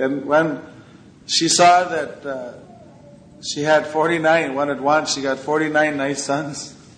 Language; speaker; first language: English; native; English